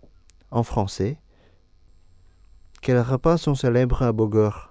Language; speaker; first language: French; non-native, fluent; Indonesian